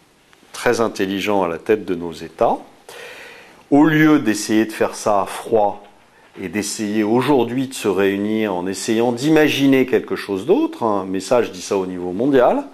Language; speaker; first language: French; native; French